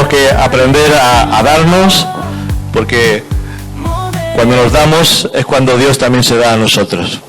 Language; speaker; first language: Spanish; native; Spanish